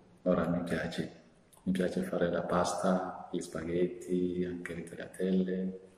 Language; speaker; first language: Italian; non-native, learner; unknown